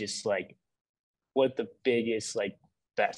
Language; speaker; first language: English; native; English